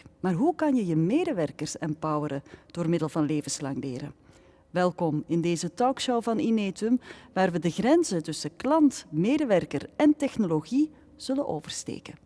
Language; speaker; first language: Dutch; native; Dutch